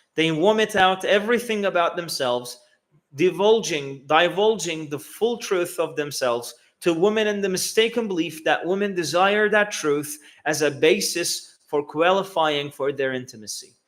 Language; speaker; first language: English; non-native, fluent; Turkish